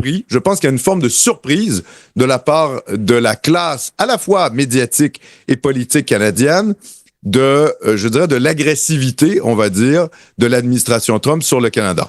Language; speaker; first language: French; native; French